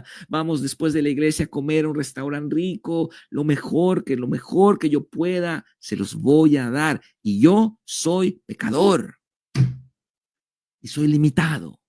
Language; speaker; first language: Spanish; native; Spanish